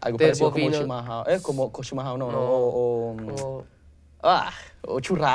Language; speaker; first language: Portuguese; non-native, learner; Spanish